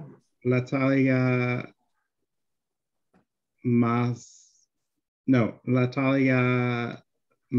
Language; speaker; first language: Spanish; non-native, learner; English